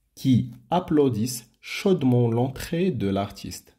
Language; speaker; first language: French; non-native, local second language; Arabic